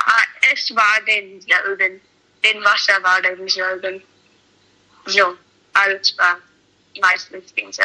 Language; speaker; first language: German; non-native, learner; English